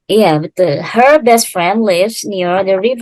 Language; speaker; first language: English; non-native, fluent; Indonesian